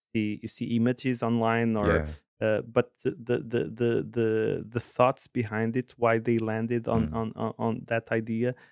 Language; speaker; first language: English; non-native, fluent; Portuguese